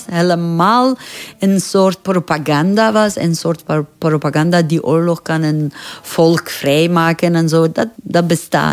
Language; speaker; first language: Dutch; non-native, fluent; Persian